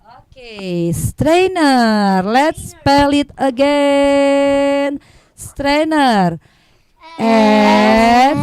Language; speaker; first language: English; non-native, learner; Indonesian